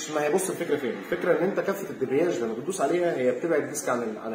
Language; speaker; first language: Arabic; native; Arabic